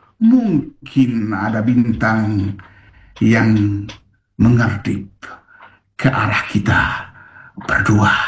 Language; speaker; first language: Malay; non-native, local second language; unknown